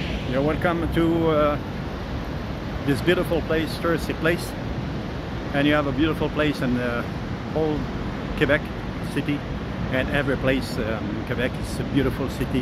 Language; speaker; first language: English; non-native, learner; French